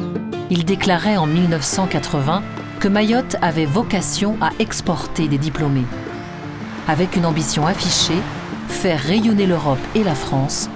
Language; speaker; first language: French; native; French